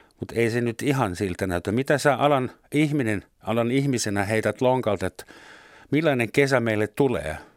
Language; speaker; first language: Finnish; non-native, fluent; German